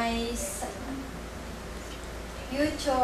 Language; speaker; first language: English; non-native, learner; Filipino